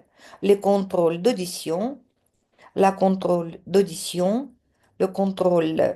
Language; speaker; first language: French; non-native, fluent; Russian